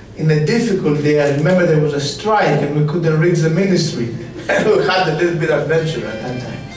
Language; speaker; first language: English; non-native, fluent; Greek